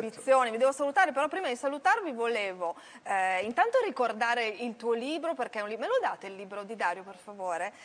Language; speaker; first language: Italian; native; Italian